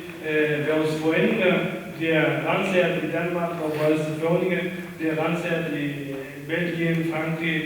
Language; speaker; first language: Danish; non-native, learner; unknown